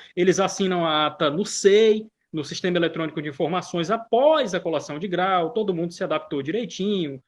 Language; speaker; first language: Portuguese; native; Portuguese